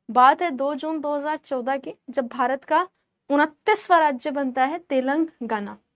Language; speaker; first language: Hindi; native; Hindi